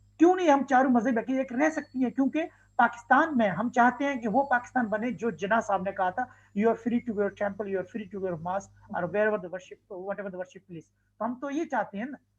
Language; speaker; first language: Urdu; non-native, local second language; Sindhi